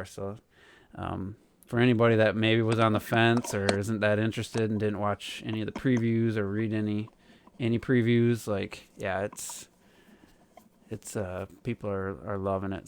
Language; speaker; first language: English; native; English